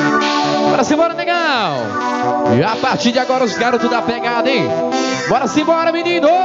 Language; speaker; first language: Portuguese; native; Portuguese